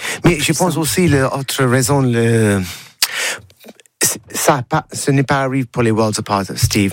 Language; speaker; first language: French; non-native, learner; English